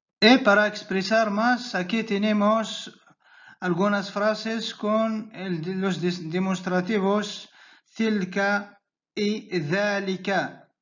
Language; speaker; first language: Spanish; non-native, fluent; Arabic